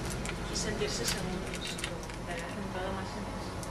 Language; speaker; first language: Spanish; native; Spanish